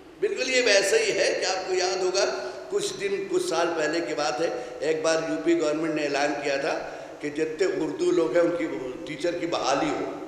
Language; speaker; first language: Urdu; native; Urdu